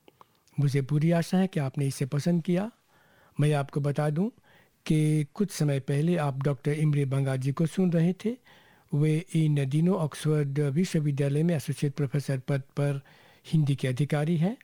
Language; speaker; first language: Hindi; native; Hindi